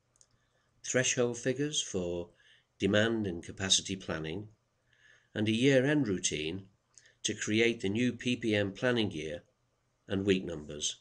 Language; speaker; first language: English; native; English